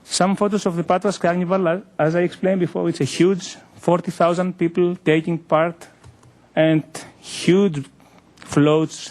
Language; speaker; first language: English; non-native, fluent; Greek